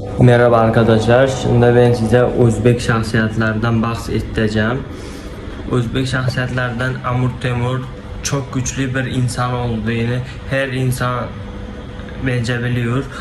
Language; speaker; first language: Turkish; non-native, learner; Uzbek